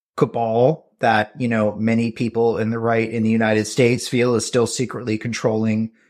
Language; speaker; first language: English; native; English